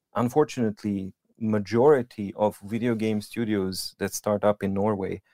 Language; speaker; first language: English; non-native, fluent; Serbian